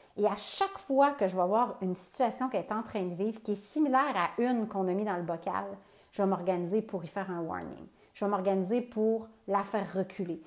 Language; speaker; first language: French; native; French